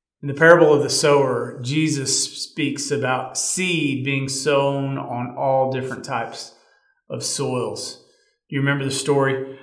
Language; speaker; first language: English; native; English